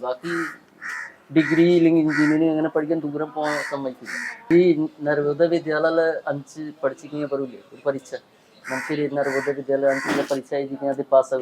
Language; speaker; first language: Malayalam; non-native, local second language; Hindi